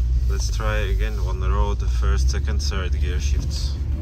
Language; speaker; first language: English; non-native, fluent; Georgian